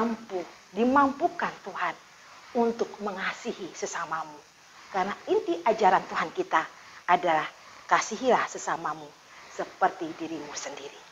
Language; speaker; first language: Indonesian; native; Indonesian